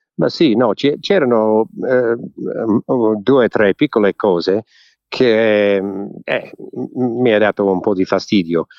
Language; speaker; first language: Italian; early bilingual, heritage; English